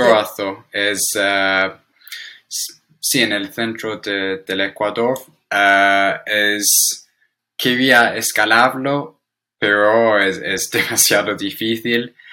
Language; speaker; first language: Spanish; non-native, learner; English